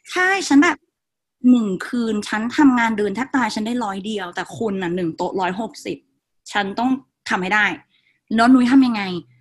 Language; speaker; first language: Thai; non-native, local second language; Northeastern Thai